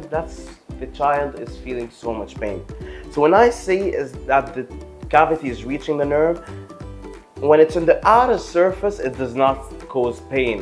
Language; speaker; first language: English; non-native, fluent; Arabic